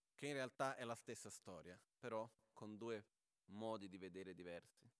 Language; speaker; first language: Italian; non-native, fluent; Portuguese